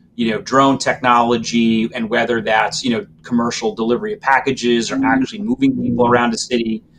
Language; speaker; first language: English; native; English